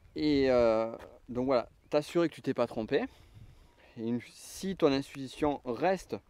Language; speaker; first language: French; native; French